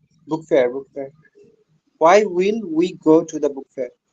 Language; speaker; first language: English; non-native, local second language; Bangla